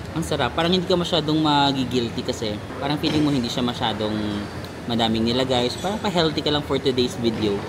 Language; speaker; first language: Filipino; non-native, local second language; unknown